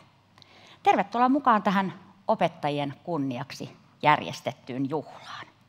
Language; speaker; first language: Finnish; native; Finnish